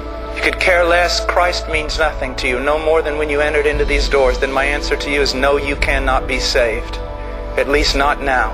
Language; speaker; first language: English; native; English